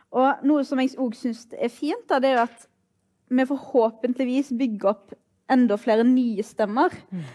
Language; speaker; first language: Norwegian; early bilingual, other home language; Arabic